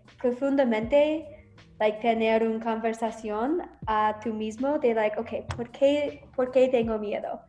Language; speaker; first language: Spanish; non-native, learner; English